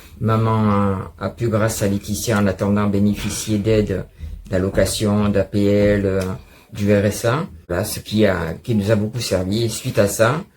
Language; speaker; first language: French; native; French